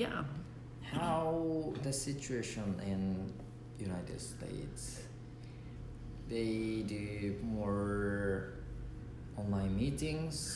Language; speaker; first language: English; non-native, learner; Japanese